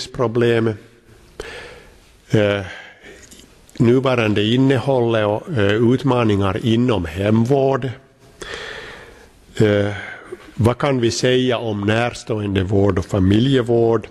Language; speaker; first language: Swedish; non-native, local second language; Finnish